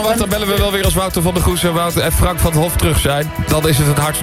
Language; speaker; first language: Dutch; native; Dutch